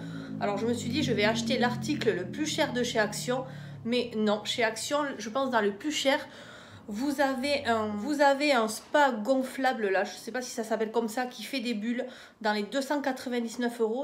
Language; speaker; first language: French; native; French